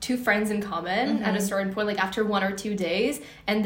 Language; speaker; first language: English; native; English